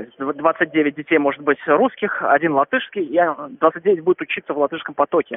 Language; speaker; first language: Russian; native; Russian